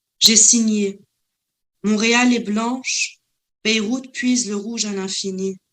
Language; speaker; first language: French; non-native, local second language; Arabic